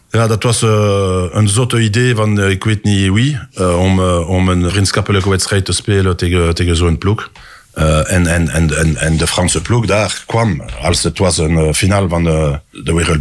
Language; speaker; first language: Dutch; non-native, local second language; French